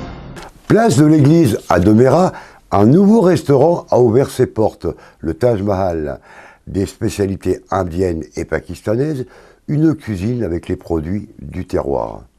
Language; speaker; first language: French; native; French